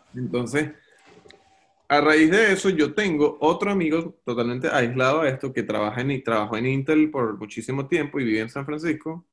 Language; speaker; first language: Spanish; native; Spanish